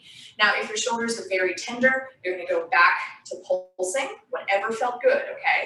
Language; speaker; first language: English; native; English